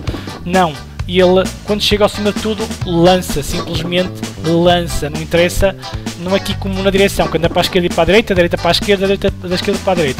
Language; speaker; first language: Portuguese; native; Portuguese